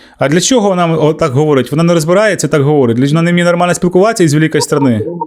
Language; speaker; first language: Ukrainian; native; Ukrainian